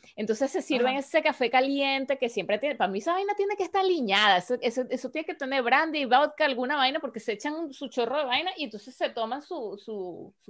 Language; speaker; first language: Spanish; native; Spanish